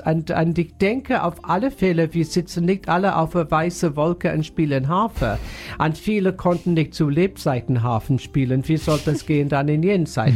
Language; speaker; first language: German; non-native, fluent; English